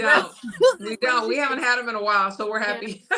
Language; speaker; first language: English; native; English